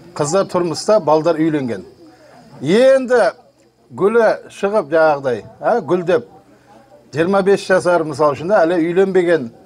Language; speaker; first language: Kazakh; native; Kazakh